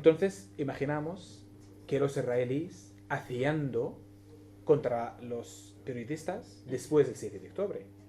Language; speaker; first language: Spanish; non-native, learner; Arabic